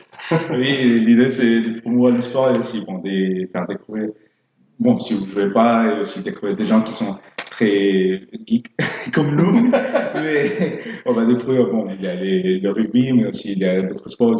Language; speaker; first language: French; non-native, fluent; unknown